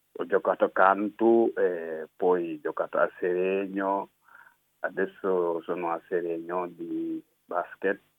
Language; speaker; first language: Italian; non-native, learner; Wolof